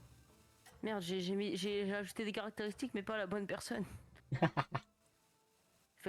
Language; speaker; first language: French; native; French